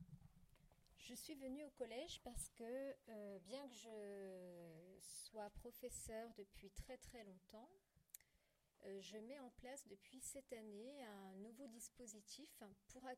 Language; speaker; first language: French; native; French